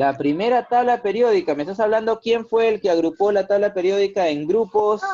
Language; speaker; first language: Spanish; native; Spanish